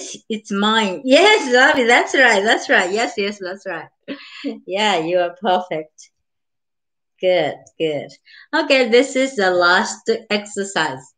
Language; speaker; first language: English; non-native, learner; Japanese